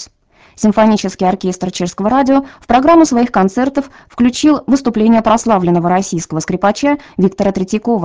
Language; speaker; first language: Russian; native; Russian